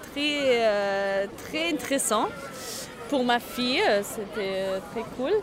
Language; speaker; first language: French; non-native, learner; German